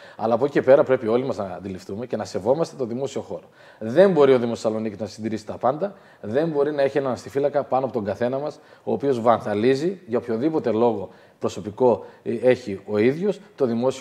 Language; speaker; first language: Greek; native; Greek